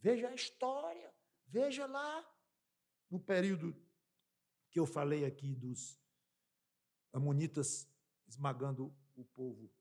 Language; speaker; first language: Portuguese; native; Portuguese